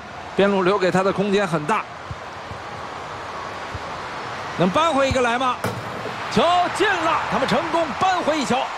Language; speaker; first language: Chinese; native; Chinese